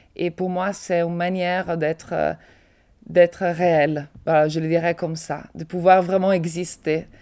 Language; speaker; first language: French; non-native, fluent; Italian